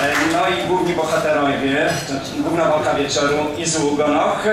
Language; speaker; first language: Polish; native; Polish